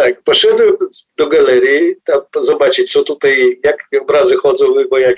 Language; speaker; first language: Polish; non-native, fluent; Ukrainian